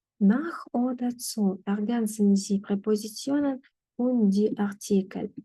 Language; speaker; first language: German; non-native, fluent; Ukrainian